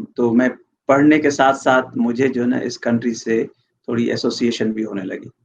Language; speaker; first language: Urdu; non-native, local second language; Sindhi